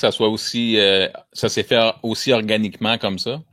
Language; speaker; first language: French; native; French